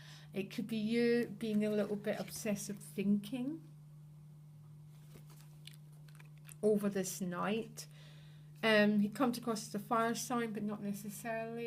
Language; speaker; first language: English; native; English